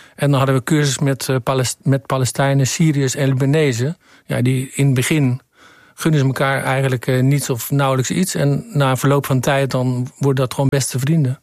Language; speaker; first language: Dutch; native; Dutch